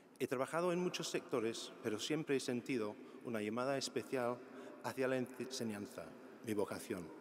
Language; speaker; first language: Spanish; non-native, fluent; English